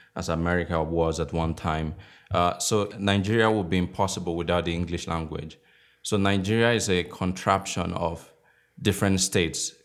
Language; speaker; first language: English; non-native, local second language; Igbo